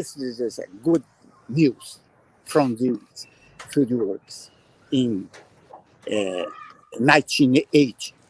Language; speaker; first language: English; non-native, learner; Portuguese